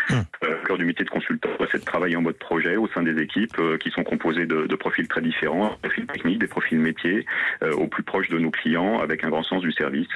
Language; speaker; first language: French; native; French